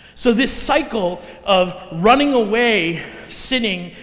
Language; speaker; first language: English; native; English